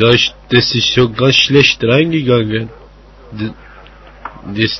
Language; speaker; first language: German; non-native, learner; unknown